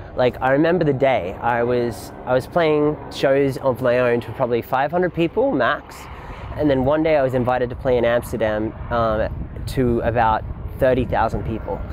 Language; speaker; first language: English; native; English